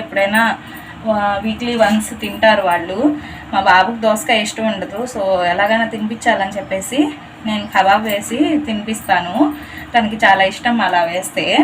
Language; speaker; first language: Telugu; non-native, local second language; Urdu